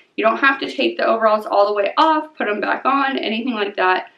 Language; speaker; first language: English; native; English